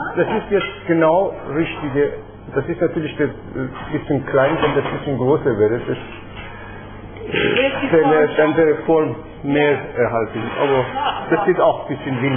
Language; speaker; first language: German; non-native, fluent; Persian